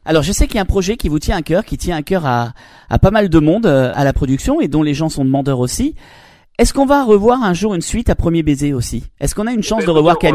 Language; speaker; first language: French; native; French